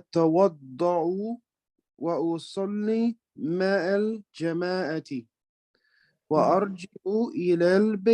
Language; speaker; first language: Arabic; non-native, learner; English